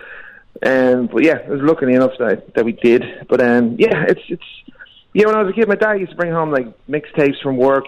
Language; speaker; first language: English; native; English